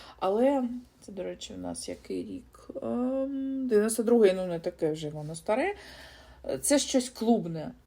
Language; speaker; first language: Ukrainian; non-native, local second language; Russian